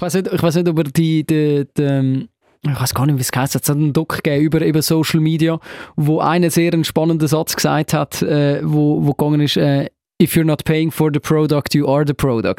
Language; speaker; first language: German; native; German